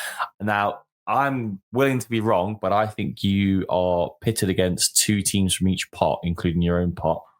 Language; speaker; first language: English; native; English